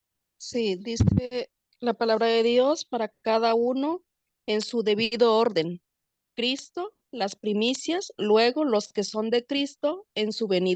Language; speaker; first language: Spanish; native; Spanish